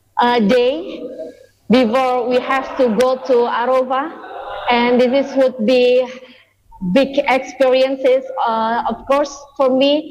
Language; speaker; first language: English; non-native, learner; Indonesian